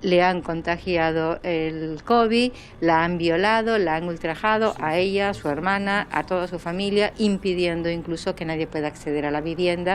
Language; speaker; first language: Spanish; native; Spanish